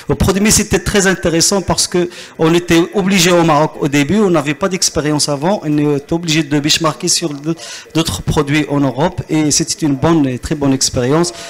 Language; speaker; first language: French; non-native, local second language; Arabic